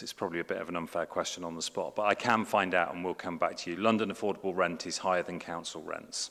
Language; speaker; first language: English; native; English